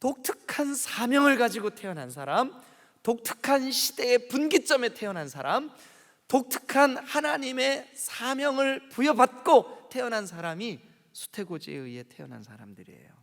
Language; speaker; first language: Korean; native; Korean